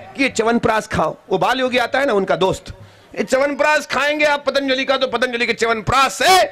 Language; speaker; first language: Hindi; non-native, local second language; Marathi